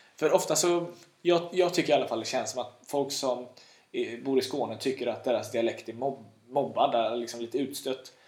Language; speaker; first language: Swedish; native; Swedish